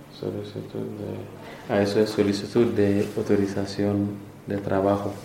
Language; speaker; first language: Spanish; non-native, learner; Wolof